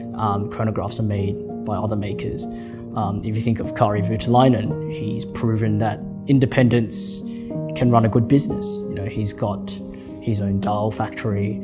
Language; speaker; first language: English; native; English